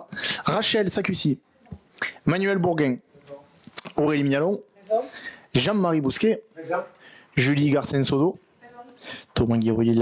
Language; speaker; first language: French; native; French